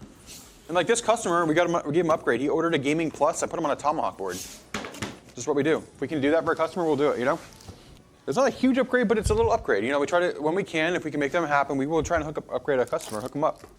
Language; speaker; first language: English; native; English